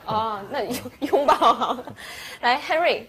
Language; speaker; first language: Chinese; native; Chinese